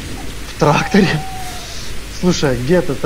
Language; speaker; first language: Russian; native; Russian